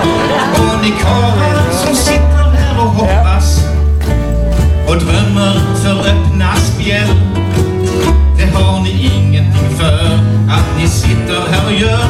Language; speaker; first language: Swedish; native; Swedish